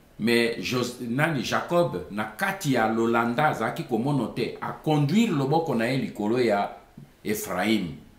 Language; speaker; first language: Lingala; non-native, local second language; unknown